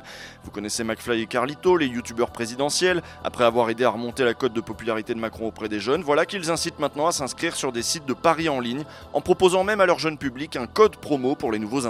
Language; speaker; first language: French; native; French